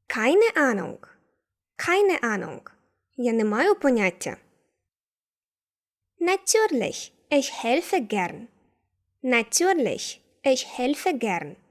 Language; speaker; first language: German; non-native, fluent; Ukrainian